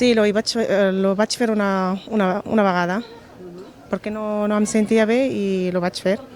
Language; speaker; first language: Catalan; non-native, local second language; Spanish